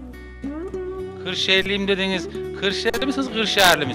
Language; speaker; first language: Turkish; native; Turkish